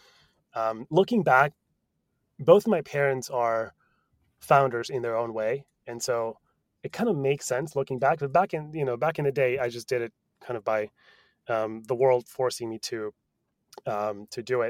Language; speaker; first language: English; non-native, fluent; Spanish